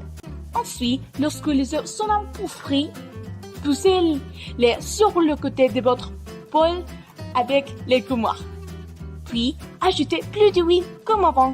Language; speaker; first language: French; non-native, learner; Spanish